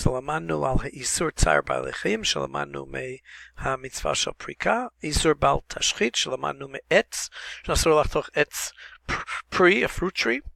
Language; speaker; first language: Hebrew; non-native, fluent; English